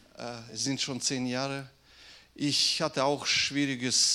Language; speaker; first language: German; non-native, fluent; Russian